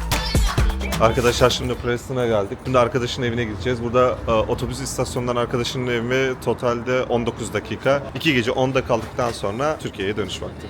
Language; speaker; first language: Turkish; native; Turkish